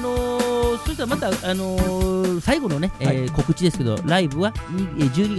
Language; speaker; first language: Japanese; native; Japanese